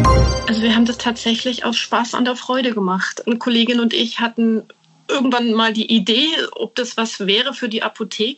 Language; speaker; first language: German; native; German